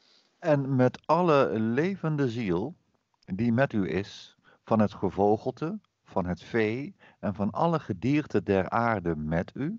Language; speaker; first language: Dutch; native; Dutch